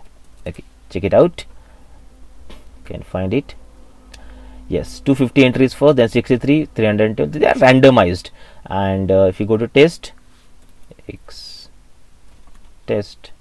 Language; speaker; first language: English; non-native, local second language; Marathi